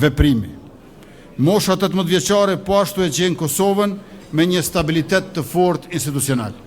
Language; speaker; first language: Albanian; native; Albanian